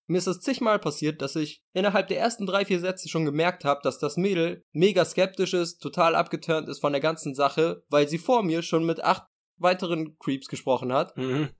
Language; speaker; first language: German; native; German